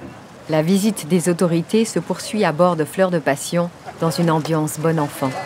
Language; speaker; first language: French; native; French